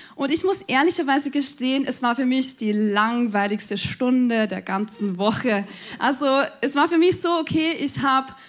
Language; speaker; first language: German; native; German